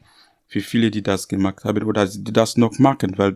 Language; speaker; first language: German; non-native, learner; Haitian Creole